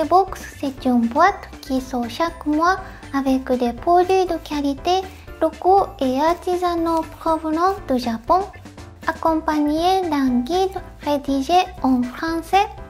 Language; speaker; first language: French; non-native, fluent; Japanese